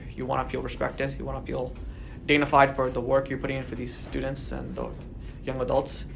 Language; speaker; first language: English; native; English